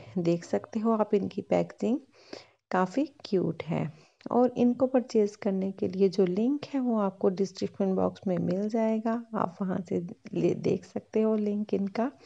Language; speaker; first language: Hindi; non-native, local second language; Punjabi